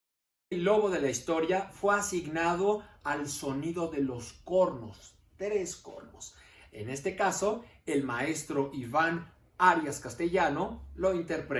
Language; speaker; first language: Spanish; native; Spanish